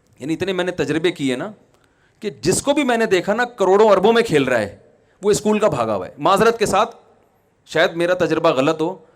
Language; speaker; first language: Urdu; native; Urdu